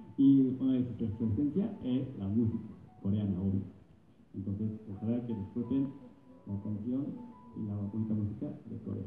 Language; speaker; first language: Spanish; non-native, fluent; Korean